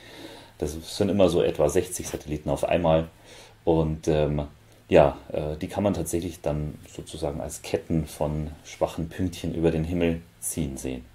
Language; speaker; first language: German; native; German